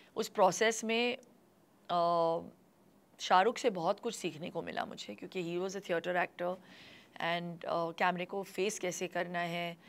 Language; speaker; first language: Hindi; non-native, local second language; Tulu